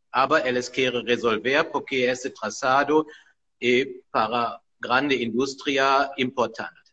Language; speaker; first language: Portuguese; non-native, learner; German